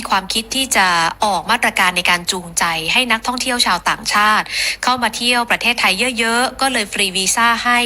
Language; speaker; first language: Thai; native; Thai